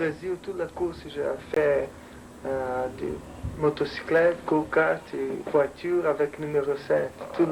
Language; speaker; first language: French; non-native, learner; Portuguese